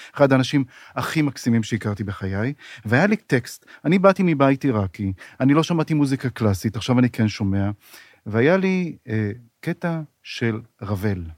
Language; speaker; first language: Hebrew; native; Hebrew